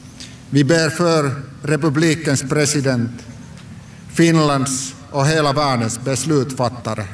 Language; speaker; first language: Swedish; non-native, local second language; Finnish